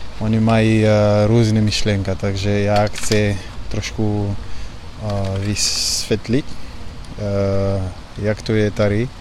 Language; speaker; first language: Czech; non-native, learner; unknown